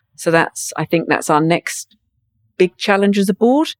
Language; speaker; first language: English; native; English